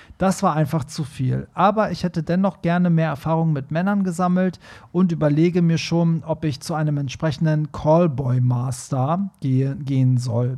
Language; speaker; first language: German; early bilingual, other home language; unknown